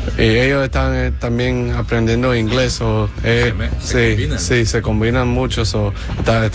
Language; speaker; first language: Spanish; early bilingual, heritage; English